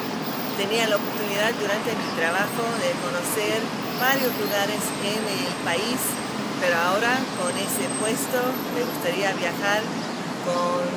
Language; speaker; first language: Spanish; non-native, fluent; English